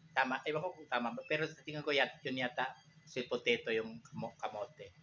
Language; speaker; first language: Filipino; non-native, local second language; Cebuano